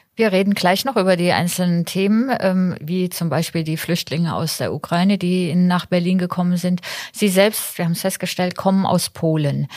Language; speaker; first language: German; native; German